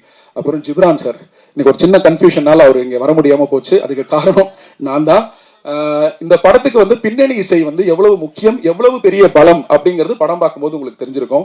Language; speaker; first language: Tamil; native; Tamil